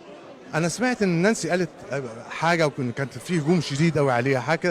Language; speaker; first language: Arabic; native; Arabic